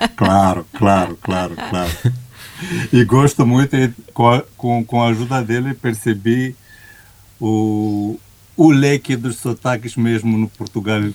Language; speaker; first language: Portuguese; non-native, fluent; Romanian